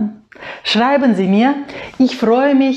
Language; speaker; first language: German; non-native, fluent; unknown